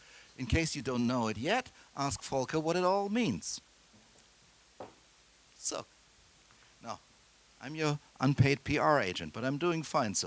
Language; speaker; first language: English; non-native, fluent; German